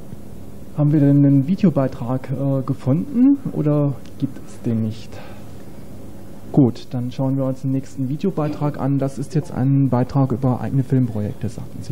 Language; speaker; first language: German; native; German